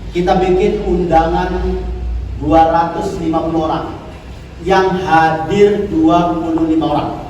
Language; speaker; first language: Indonesian; native; Indonesian